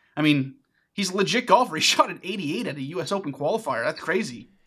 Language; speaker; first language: English; native; English